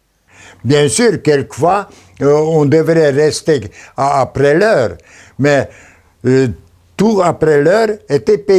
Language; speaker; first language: French; non-native, learner; Polish